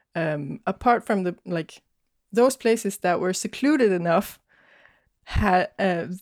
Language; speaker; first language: English; non-native, fluent; Danish